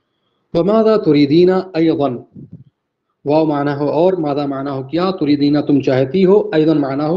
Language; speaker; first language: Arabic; non-native, fluent; Urdu